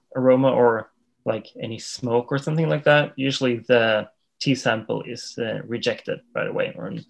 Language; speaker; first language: English; non-native, fluent; Swedish